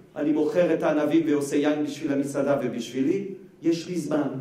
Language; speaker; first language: Hebrew; non-native, fluent; French